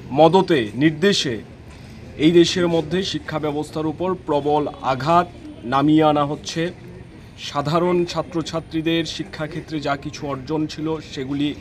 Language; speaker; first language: Bangla; native; Bangla